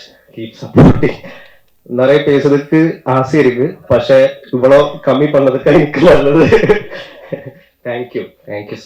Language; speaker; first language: Tamil; non-native, learner; Malayalam